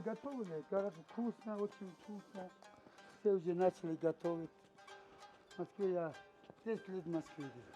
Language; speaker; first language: Russian; non-native, learner; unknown